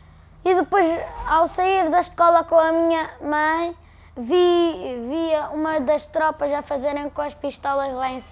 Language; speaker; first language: Portuguese; early bilingual, other home language; Arabic